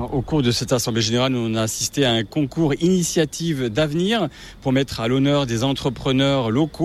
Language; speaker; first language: French; native; French